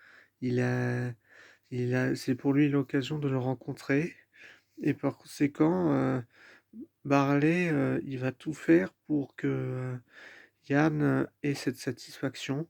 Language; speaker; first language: French; native; French